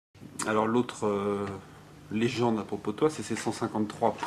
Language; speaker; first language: French; native; French